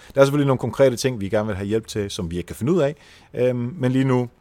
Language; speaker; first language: Danish; native; Danish